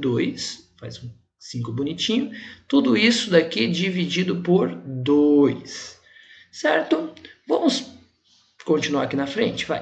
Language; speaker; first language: Portuguese; native; Portuguese